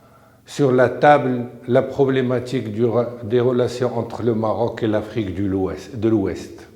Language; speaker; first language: French; non-native, local second language; Arabic